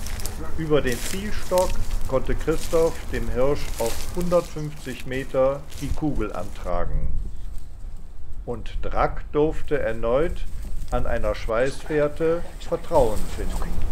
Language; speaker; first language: German; native; German